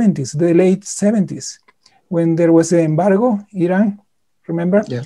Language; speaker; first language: English; non-native, fluent; Spanish